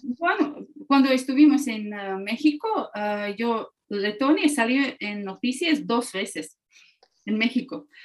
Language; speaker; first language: Spanish; non-native, fluent; Latvian